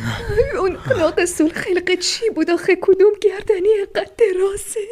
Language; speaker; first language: Persian; native; Persian